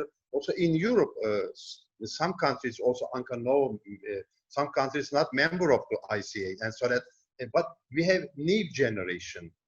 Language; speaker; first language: English; non-native, learner; Turkish